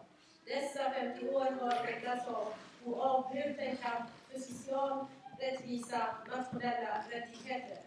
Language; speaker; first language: Swedish; non-native, fluent; Central Kurdish